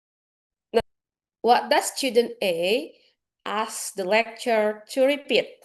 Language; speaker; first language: English; non-native, learner; Indonesian